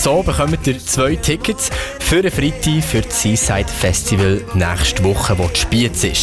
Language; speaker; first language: German; native; German